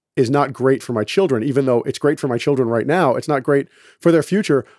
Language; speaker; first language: English; native; English